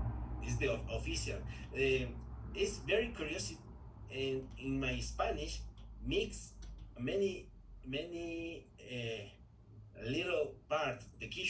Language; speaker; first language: English; non-native, learner; Spanish